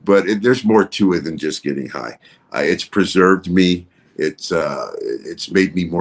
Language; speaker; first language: English; native; English